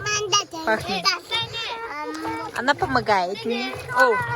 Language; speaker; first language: Russian; non-native, learner; Mongolian